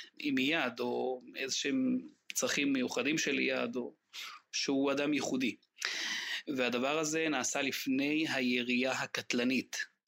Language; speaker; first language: Hebrew; non-native, local second language; Arabic